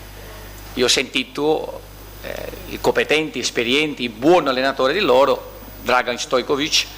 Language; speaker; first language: Italian; non-native, fluent; Portuguese